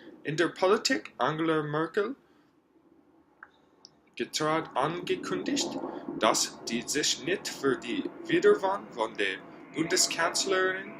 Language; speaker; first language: German; non-native, learner; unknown